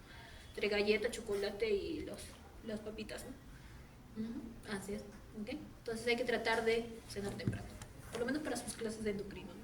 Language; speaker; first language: Spanish; native; Spanish